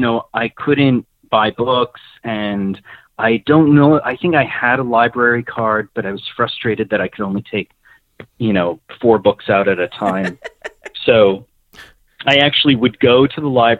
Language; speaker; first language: English; native; English